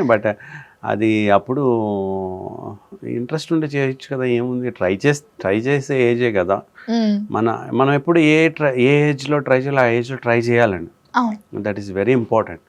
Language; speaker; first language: Telugu; native; Telugu